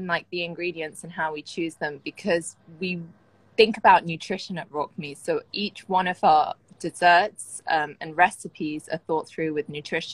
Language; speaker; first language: English; native; English